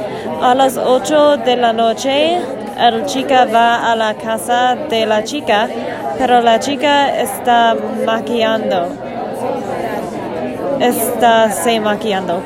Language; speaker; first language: Spanish; non-native, learner; English